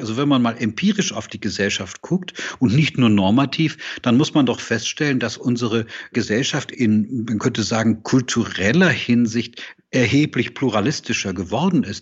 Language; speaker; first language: German; native; German